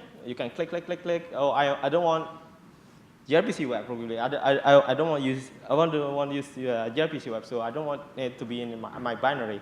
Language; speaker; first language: English; non-native, fluent; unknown